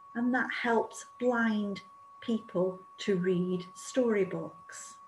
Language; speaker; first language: English; native; English